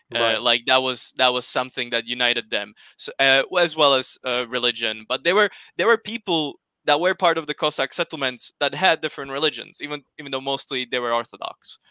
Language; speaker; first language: English; non-native, fluent; Slovak